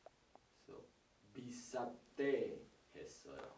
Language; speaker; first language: Korean; non-native, learner; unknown